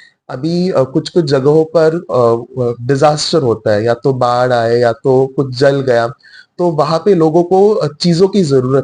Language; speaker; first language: Hindi; native; Hindi